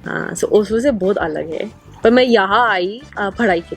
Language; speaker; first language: Hindi; non-native, fluent; Norwegian